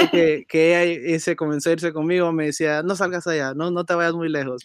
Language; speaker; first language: Spanish; early bilingual, heritage; Spanish